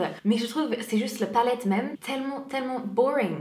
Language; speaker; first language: French; non-native, fluent; English